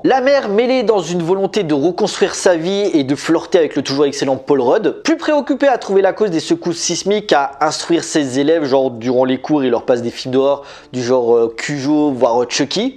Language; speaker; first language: French; native; French